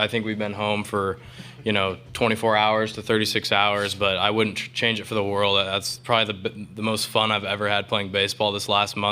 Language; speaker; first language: English; native; English